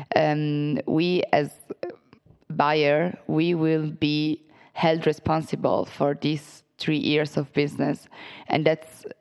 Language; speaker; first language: English; non-native, fluent; Italian